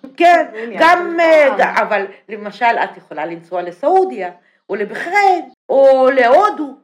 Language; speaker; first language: Hebrew; non-native, fluent; Russian